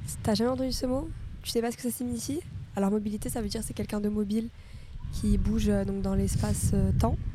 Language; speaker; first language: French; native; French